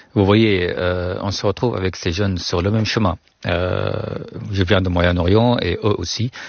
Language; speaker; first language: French; non-native, fluent; Arabic